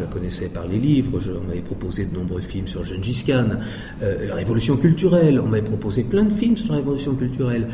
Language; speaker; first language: French; native; French